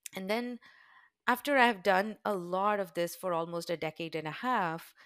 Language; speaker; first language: English; non-native, local second language; Hindi